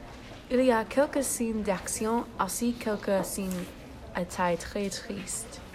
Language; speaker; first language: French; non-native, learner; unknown